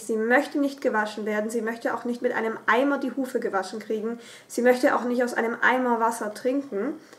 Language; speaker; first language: German; native; German